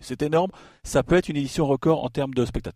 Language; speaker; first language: French; native; French